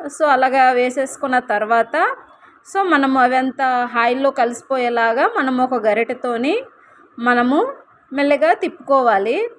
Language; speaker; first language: Telugu; non-native, local second language; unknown